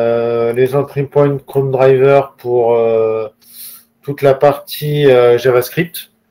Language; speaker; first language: French; native; French